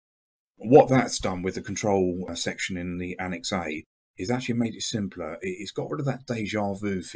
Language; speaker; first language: English; native; English